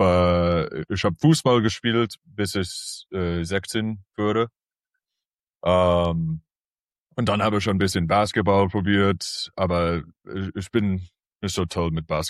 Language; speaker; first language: German; early bilingual, heritage; English